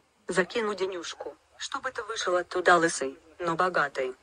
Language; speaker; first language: Russian; native; Russian